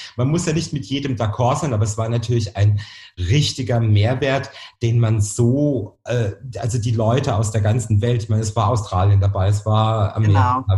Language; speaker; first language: German; native; German